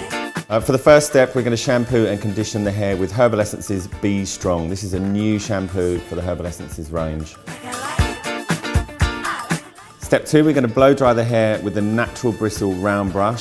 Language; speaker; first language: English; native; English